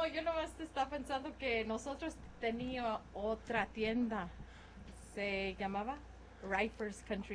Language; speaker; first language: Spanish; early bilingual, other home language; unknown